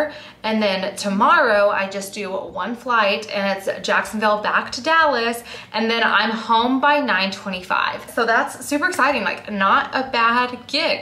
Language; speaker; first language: English; native; English